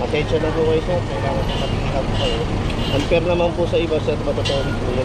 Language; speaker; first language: Filipino; native; Filipino